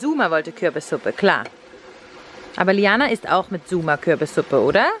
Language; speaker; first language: German; native; German